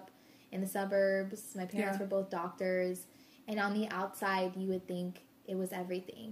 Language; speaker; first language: English; native; English